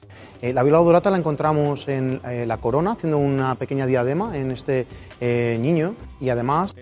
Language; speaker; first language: Spanish; native; Spanish